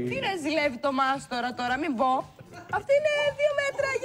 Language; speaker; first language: Greek; native; Greek